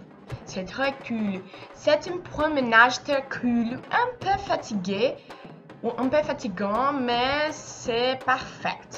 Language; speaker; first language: French; non-native, learner; Portuguese